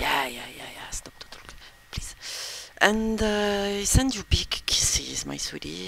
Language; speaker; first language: English; non-native, learner; French